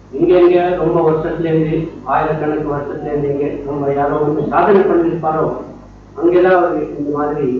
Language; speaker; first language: Tamil; non-native, learner; Kannada